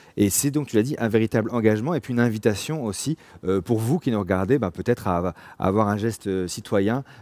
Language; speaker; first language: French; native; French